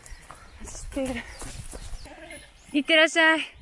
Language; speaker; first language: Japanese; native; Japanese